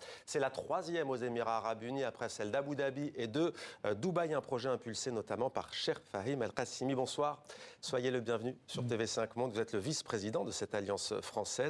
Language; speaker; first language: French; native; French